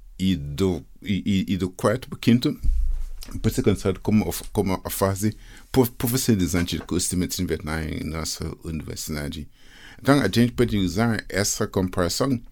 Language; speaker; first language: Portuguese; non-native, fluent; English